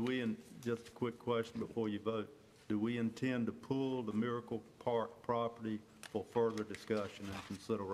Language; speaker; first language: English; native; English